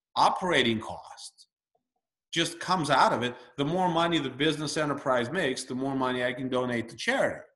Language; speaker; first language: English; early bilingual, other home language; Russian